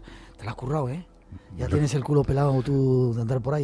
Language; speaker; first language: Spanish; native; Spanish